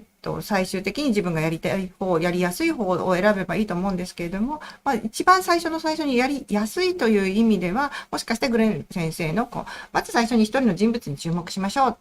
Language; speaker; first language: Japanese; native; Japanese